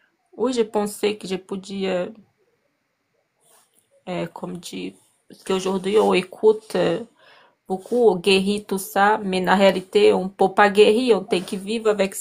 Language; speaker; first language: French; non-native, learner; Portuguese